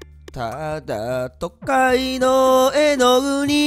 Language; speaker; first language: Japanese; native; Japanese